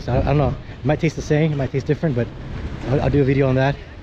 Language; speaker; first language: English; native; English